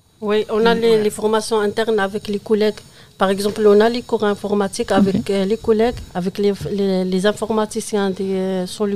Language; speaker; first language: French; non-native, fluent; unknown